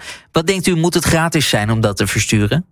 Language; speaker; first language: Dutch; native; Dutch